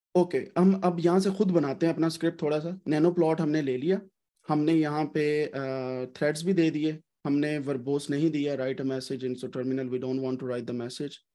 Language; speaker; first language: Urdu; native; Urdu